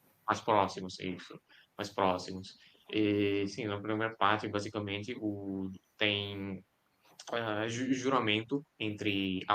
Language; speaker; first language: Portuguese; non-native, fluent; Indonesian